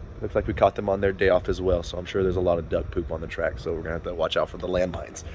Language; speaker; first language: English; native; English